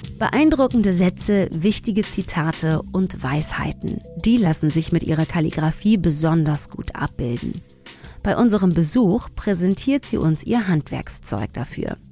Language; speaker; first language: German; early bilingual, other home language; Tigrinya